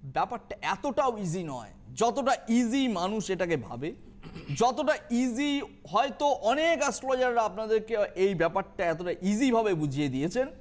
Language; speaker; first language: Bangla; native; Bangla